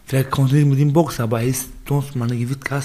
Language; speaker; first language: German; non-native, learner; Baluchi